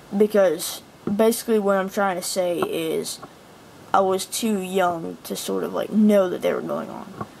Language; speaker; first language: English; native; English